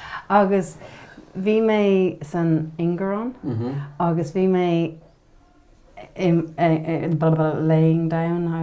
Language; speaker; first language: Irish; non-native, learner; English